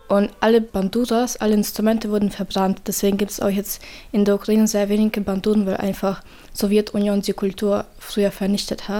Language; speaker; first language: German; non-native, fluent; Ukrainian